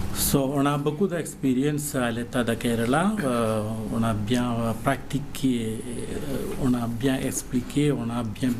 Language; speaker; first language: French; non-native, learner; Malayalam